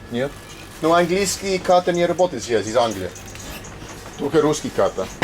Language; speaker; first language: Russian; non-native, learner; English